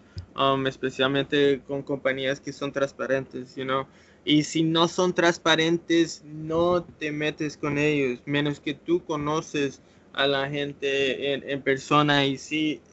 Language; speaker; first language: Spanish; early bilingual, heritage; English